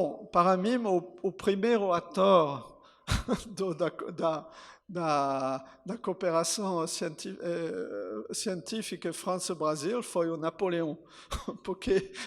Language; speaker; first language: Portuguese; non-native, fluent; French